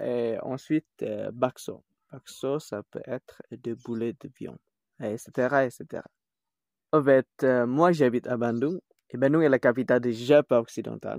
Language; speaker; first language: French; non-native, fluent; Indonesian